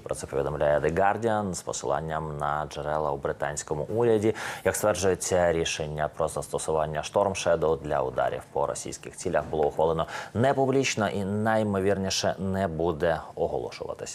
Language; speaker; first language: Ukrainian; native; Ukrainian